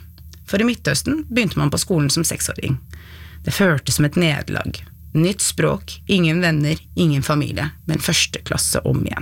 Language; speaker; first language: Norwegian; early bilingual, other home language; Arabic